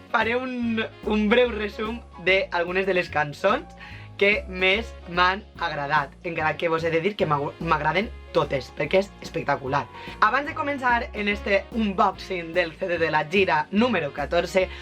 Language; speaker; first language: Catalan; native; Catalan